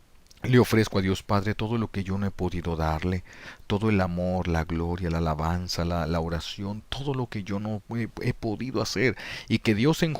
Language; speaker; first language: Spanish; native; Spanish